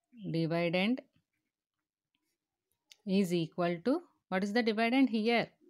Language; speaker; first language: English; non-native, local second language; Telugu